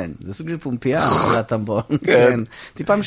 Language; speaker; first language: Hebrew; native; Hebrew